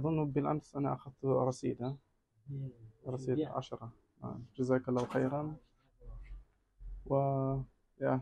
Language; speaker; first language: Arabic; non-native, learner; German